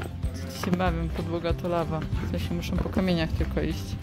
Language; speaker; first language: Polish; native; Polish